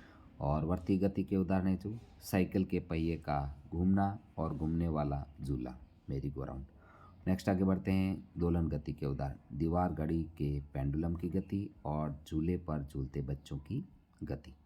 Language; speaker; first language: Hindi; native; Hindi